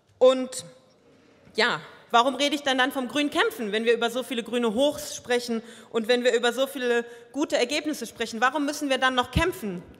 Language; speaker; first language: German; early bilingual, other home language; Croatian